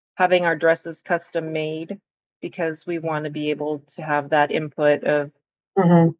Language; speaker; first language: English; native; English